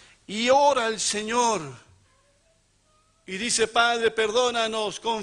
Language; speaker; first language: Spanish; native; Spanish